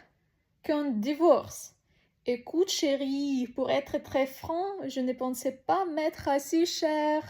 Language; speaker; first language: French; non-native, learner; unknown